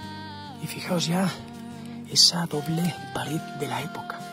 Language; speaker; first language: Spanish; native; Spanish